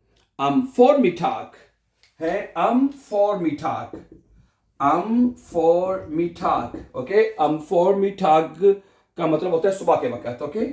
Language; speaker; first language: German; non-native, fluent; Urdu